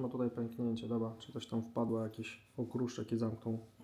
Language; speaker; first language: Polish; native; Polish